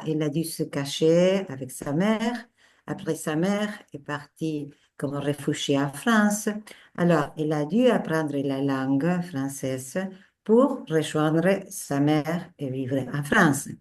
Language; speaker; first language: French; non-native, fluent; Spanish